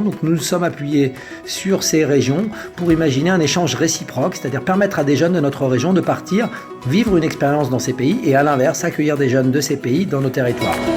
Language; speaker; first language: French; native; French